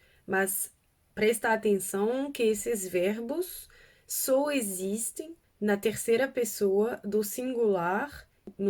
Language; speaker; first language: Portuguese; non-native, fluent; French